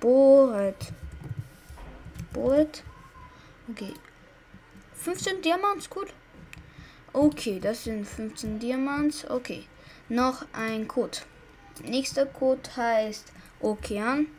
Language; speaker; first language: German; non-native, learner; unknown